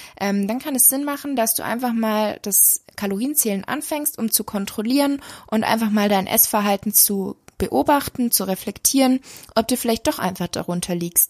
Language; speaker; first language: German; native; German